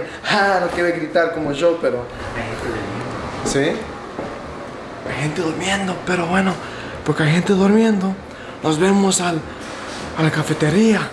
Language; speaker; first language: Spanish; early bilingual, heritage; Spanish